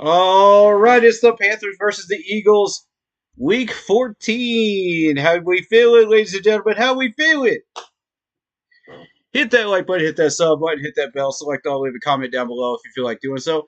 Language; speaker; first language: English; native; English